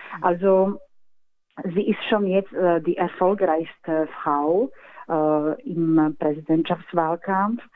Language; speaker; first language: German; non-native, fluent; Slovak